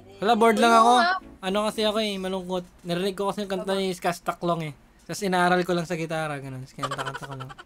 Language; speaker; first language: Filipino; native; Filipino